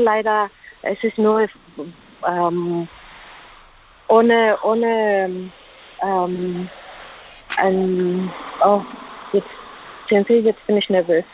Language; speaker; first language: German; non-native, learner; Spanish